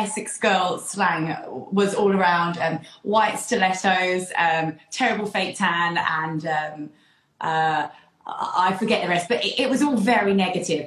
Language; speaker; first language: English; native; English